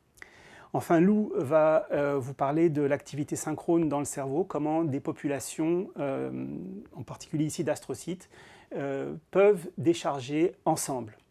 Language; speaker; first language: French; native; French